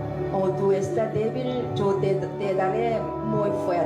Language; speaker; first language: Spanish; non-native, learner; Korean